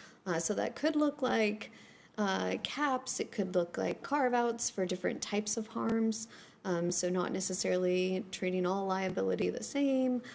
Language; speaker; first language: English; native; English